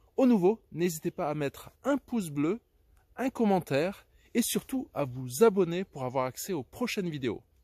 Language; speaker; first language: French; native; French